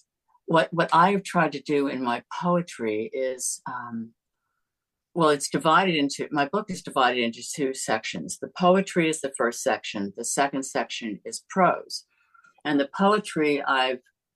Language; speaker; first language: English; native; English